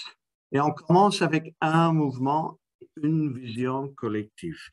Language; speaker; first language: French; non-native, fluent; English